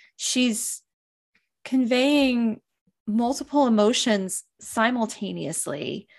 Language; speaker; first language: English; native; English